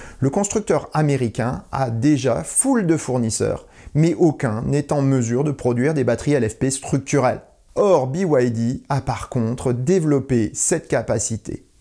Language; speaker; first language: French; native; French